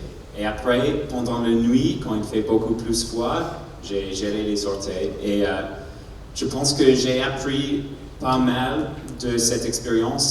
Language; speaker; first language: French; non-native, learner; English